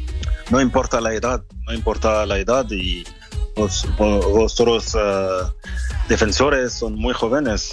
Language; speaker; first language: Spanish; non-native, fluent; French